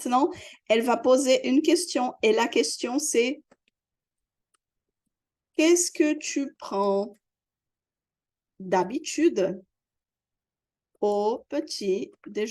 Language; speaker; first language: French; non-native, fluent; Portuguese